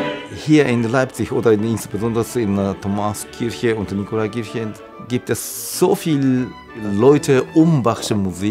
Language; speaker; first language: German; non-native, fluent; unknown